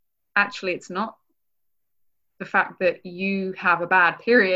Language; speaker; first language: English; native; English